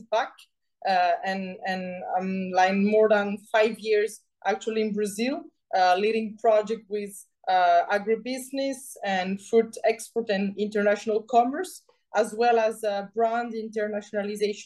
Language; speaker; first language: English; non-native, fluent; Spanish